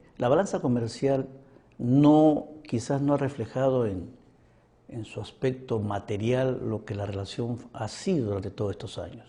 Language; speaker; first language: Spanish; native; Spanish